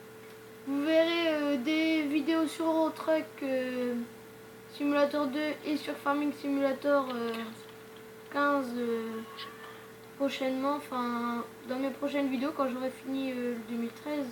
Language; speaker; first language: French; native; French